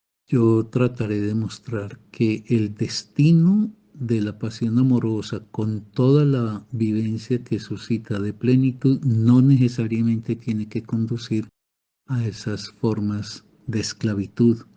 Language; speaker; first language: Spanish; native; Spanish